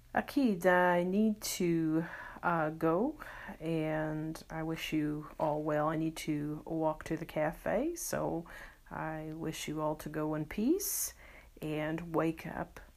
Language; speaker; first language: English; native; English